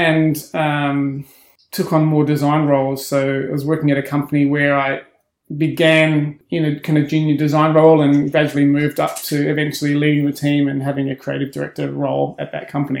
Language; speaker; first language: English; native; English